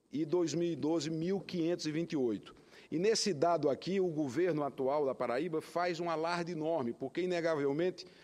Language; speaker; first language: Portuguese; native; Portuguese